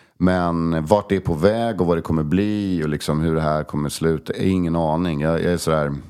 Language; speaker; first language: Swedish; native; Swedish